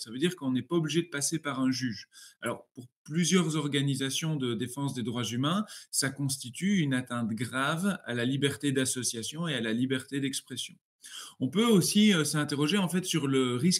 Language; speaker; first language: French; native; French